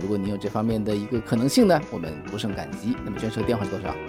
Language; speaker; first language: Chinese; native; Chinese